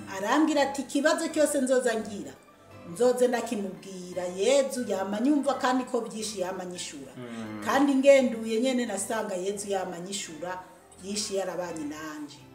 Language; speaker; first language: Rundi; native; Rundi